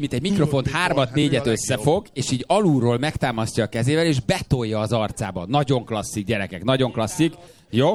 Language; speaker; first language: Hungarian; native; Hungarian